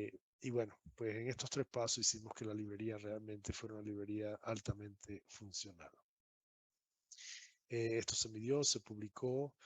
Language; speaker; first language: Spanish; native; Spanish